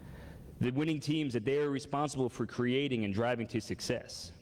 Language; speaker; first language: English; native; English